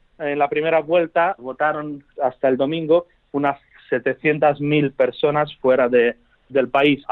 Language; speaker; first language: Spanish; non-native, fluent; Romanian